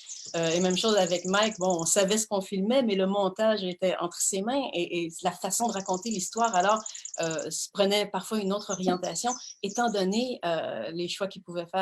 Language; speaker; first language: French; native; French